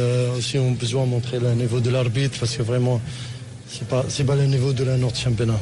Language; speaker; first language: French; non-native, learner; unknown